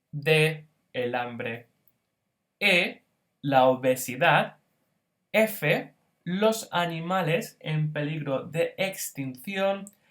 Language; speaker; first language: Spanish; non-native, fluent; English